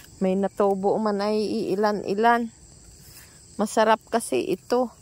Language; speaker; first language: Filipino; non-native, local second language; Cebuano